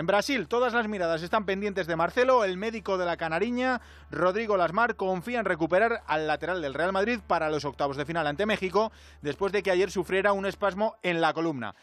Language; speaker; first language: Spanish; native; Spanish